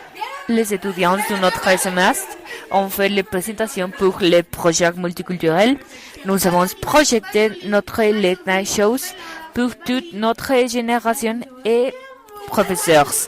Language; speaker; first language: French; non-native, learner; Spanish